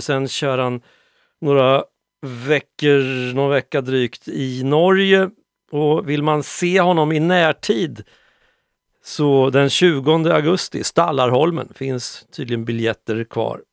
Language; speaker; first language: Swedish; native; Swedish